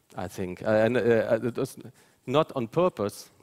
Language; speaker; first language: English; non-native, fluent; Dutch